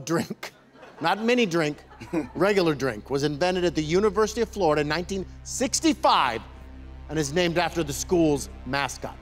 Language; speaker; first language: English; native; English